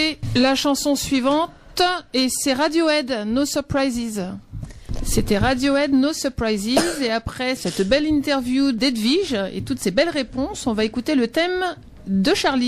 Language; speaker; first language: French; native; French